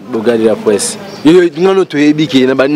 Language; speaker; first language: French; non-native, local second language; Lingala